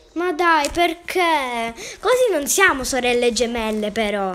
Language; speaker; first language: Italian; native; Italian